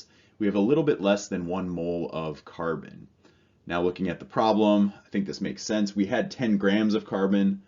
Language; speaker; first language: English; native; English